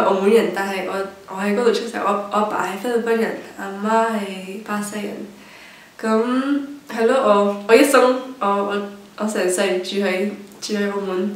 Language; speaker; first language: Cantonese; non-native, local second language; English